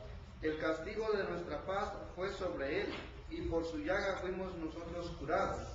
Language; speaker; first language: Spanish; non-native, learner; English